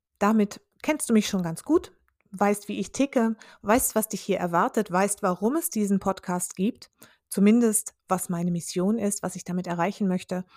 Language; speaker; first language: German; native; German